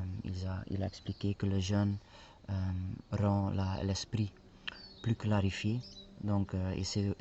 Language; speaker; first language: French; non-native, fluent; Spanish